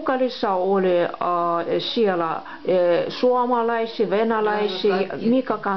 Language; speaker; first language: Finnish; non-native, local second language; Russian